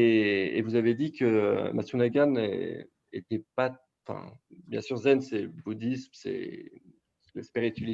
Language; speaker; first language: French; native; French